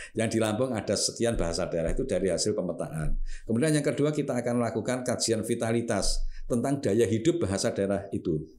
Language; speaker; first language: Indonesian; non-native, local second language; Javanese